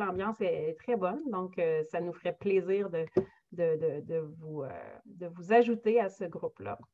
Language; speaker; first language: French; native; French